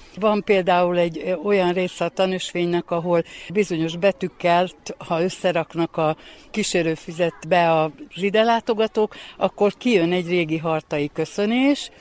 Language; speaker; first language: Hungarian; native; Hungarian